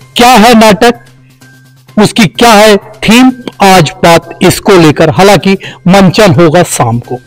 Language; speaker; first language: Hindi; native; Hindi